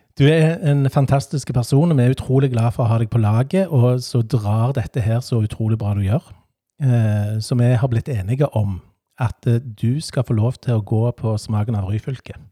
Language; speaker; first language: Norwegian; native; Norwegian